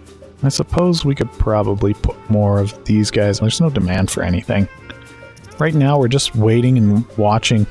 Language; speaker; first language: English; native; English